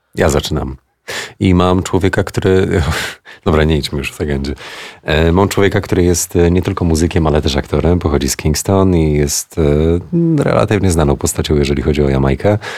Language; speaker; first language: Polish; native; Polish